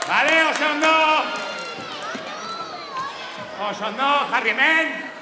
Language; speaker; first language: Basque; non-native, local second language; Spanish